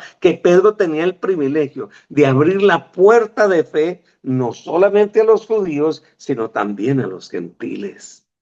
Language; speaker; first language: Spanish; native; Spanish